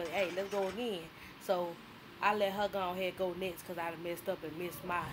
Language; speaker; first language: English; native; English